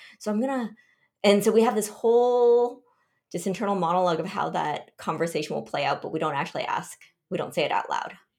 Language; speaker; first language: English; early bilingual, other home language; Vietnamese